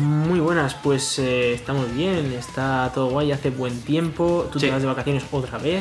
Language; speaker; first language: Spanish; native; Spanish